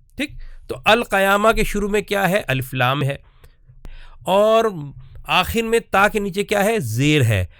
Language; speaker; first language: Urdu; native; Urdu